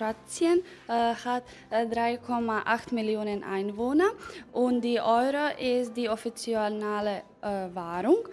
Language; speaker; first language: German; non-native, learner; Croatian